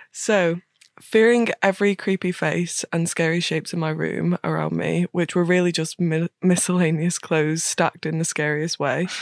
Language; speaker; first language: English; native; English